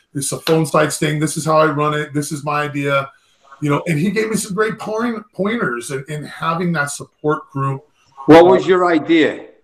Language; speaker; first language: English; native; English